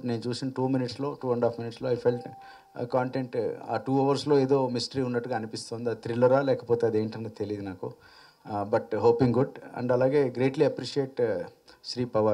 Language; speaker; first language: Telugu; native; Telugu